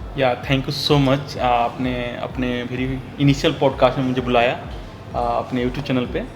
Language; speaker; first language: Hindi; native; Hindi